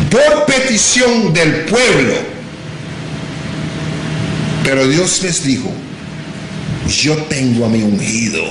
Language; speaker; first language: Spanish; non-native, local second language; English